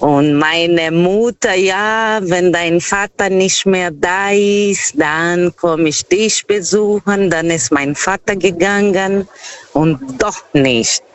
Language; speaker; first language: German; non-native, fluent; Portuguese